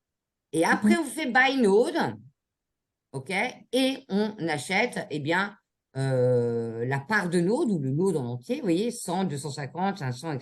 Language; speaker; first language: French; native; French